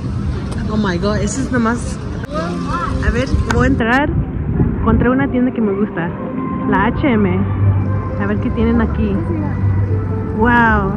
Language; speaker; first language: Spanish; early bilingual, heritage; Spanish